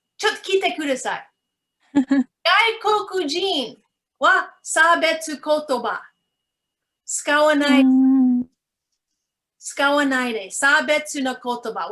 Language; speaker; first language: Japanese; non-native, learner; English